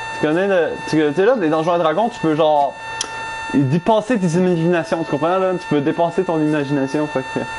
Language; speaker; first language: French; native; French